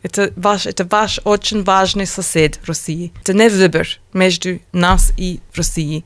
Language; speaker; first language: Russian; non-native, learner; English